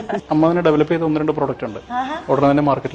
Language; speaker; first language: Malayalam; native; Malayalam